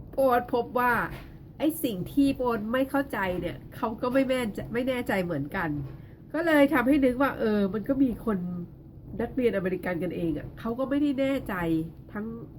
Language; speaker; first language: Thai; native; Thai